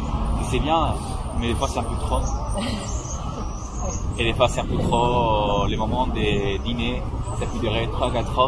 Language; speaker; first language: French; non-native, fluent; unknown